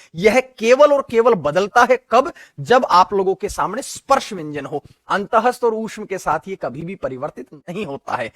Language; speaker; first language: Hindi; native; Hindi